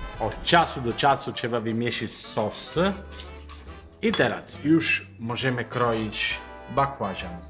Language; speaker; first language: Polish; non-native, learner; Italian